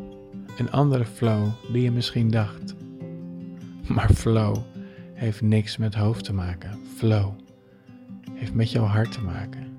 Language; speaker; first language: Dutch; native; Dutch